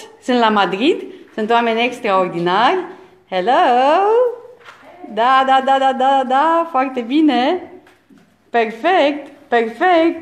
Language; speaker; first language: Romanian; native; Romanian